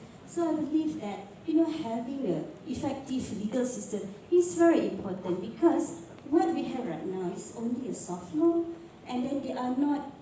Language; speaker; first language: English; non-native, local second language; Malay